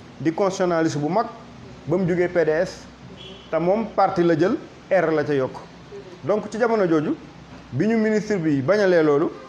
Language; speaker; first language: Wolof; native; Wolof